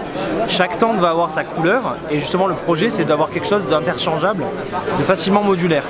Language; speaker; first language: French; native; French